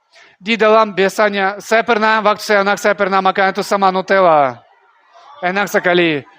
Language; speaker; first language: Indonesian; non-native, learner; Russian